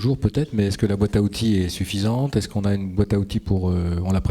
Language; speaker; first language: French; native; French